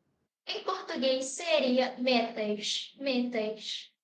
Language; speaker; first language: Portuguese; early bilingual, other home language; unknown